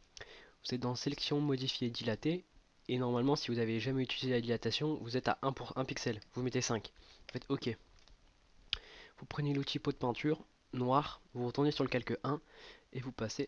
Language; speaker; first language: French; native; French